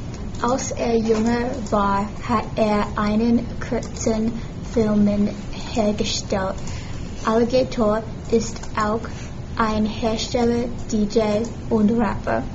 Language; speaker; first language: German; non-native, learner; English